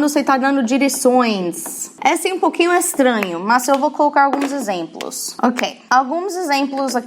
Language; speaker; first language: Portuguese; non-native, fluent; English